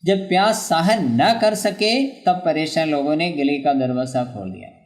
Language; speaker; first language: Hindi; non-native, local second language; Malayalam